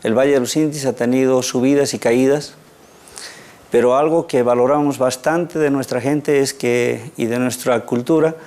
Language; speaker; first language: Spanish; native; Spanish